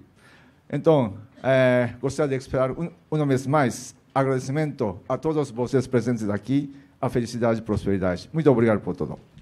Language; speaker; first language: Portuguese; non-native, learner; Japanese